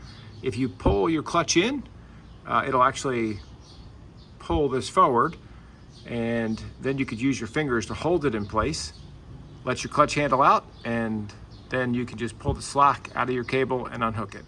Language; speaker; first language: English; native; English